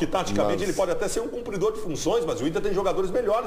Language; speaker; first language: Portuguese; native; Portuguese